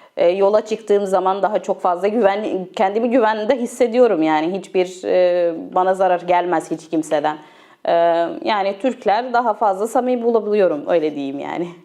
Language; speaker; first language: Turkish; non-native, fluent; Arabic